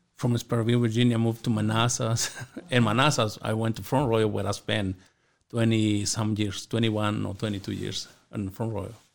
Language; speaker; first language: English; non-native, learner; Spanish